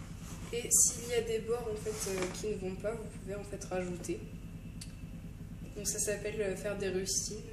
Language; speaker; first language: French; native; French